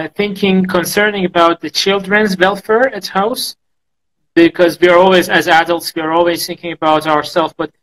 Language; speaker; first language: English; non-native, fluent; Azerbaijani